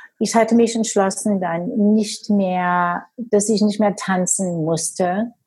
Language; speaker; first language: German; non-native, fluent; English